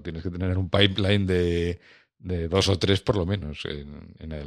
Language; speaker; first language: Spanish; native; Spanish